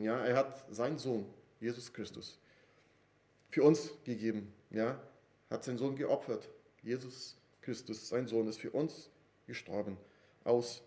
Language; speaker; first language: German; non-native, fluent; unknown